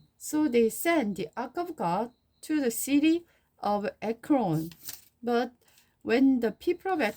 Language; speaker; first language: English; non-native, learner; Korean